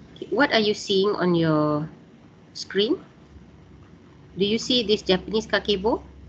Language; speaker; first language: English; non-native, local second language; Malay